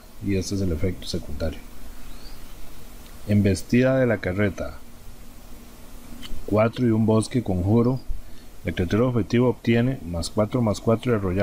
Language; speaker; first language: Spanish; native; Spanish